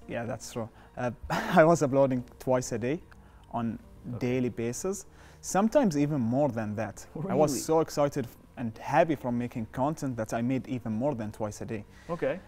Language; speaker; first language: English; non-native, fluent; Arabic